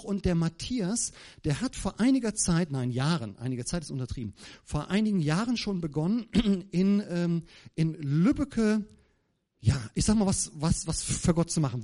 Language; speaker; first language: German; native; German